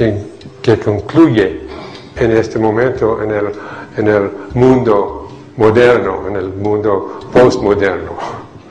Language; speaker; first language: Spanish; non-native, fluent; English